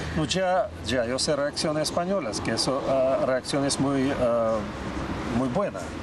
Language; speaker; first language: Spanish; non-native, learner; Russian